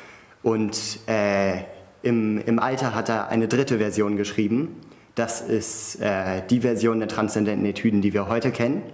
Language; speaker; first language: German; native; German